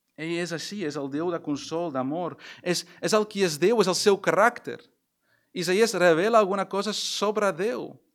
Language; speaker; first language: Catalan; non-native, local second language; Spanish